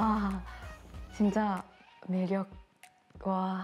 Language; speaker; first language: Korean; native; Korean